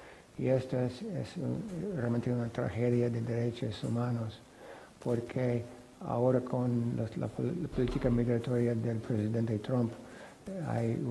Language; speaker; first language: Spanish; non-native, fluent; English